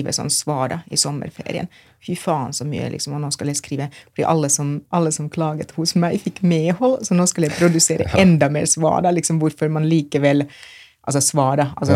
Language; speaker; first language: Norwegian; non-native, fluent; Finnish